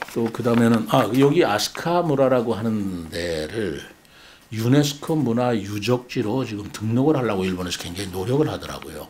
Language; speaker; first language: Korean; native; Korean